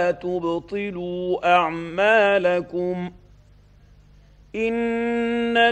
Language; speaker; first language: Arabic; native; Arabic